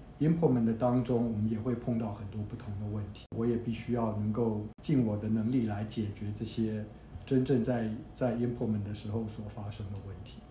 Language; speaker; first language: Chinese; native; Chinese